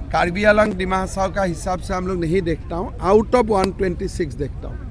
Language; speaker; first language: Hindi; non-native, local second language; Assamese